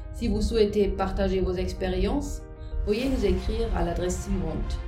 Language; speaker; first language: French; non-native, fluent; German